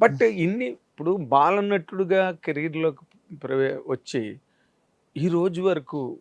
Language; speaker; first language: Telugu; native; Telugu